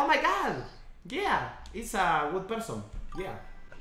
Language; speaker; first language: English; non-native, learner; Spanish